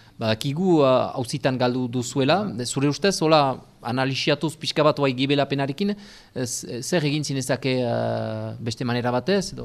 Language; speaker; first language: Basque; native; Basque